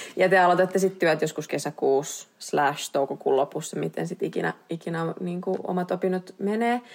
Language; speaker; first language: Finnish; native; Finnish